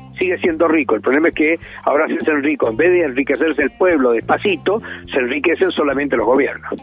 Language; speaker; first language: Spanish; native; Spanish